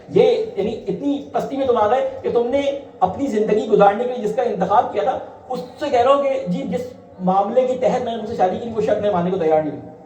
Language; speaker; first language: Urdu; native; Urdu